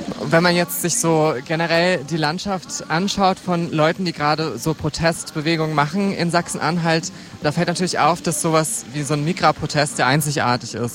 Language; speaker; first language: German; native; German